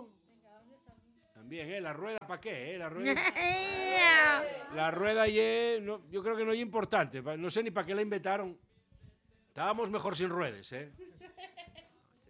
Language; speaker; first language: Spanish; native; Spanish